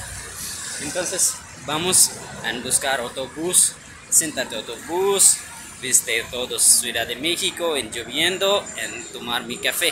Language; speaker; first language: Spanish; non-native, learner; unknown